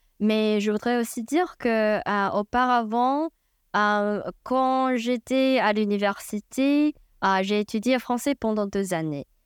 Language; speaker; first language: French; non-native, fluent; Chinese